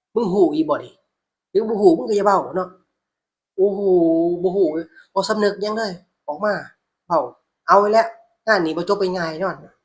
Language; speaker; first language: Thai; native; Thai